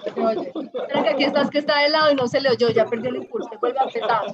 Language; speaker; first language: Spanish; native; Spanish